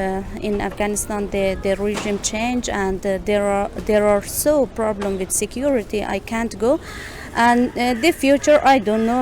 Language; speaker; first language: English; non-native, learner; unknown